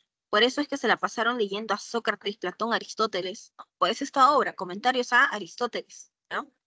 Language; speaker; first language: Spanish; native; Spanish